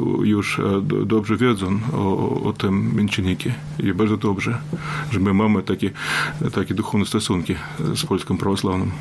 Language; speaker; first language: Polish; non-native, learner; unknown